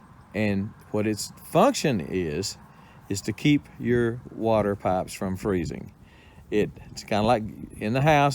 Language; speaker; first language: English; native; English